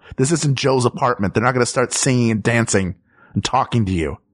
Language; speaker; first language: English; native; English